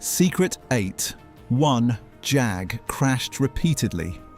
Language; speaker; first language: English; native; English